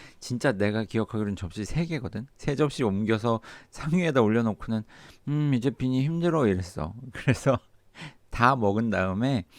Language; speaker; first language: Korean; native; Korean